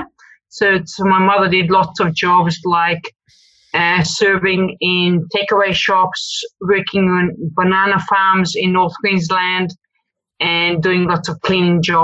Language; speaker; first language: English; early bilingual, other home language; Hungarian